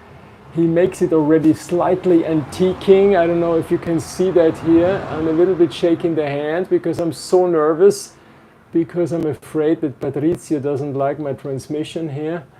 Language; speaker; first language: English; non-native, fluent; German